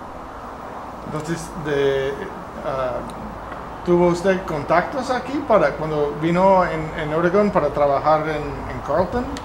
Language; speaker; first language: Spanish; non-native, fluent; English